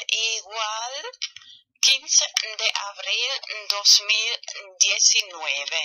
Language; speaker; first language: Spanish; non-native, learner; German